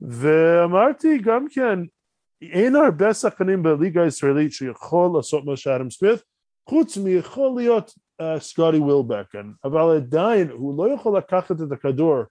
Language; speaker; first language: Hebrew; non-native, fluent; English